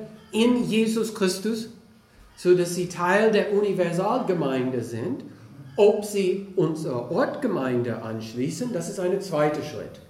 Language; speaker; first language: German; non-native, fluent; English